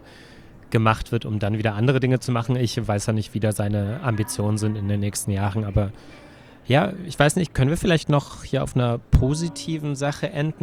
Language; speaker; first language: German; native; German